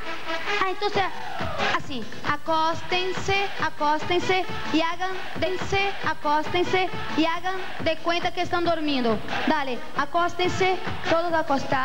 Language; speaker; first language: Spanish; non-native, fluent; Portuguese